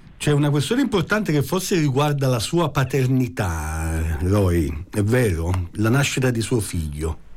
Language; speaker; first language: Italian; native; Italian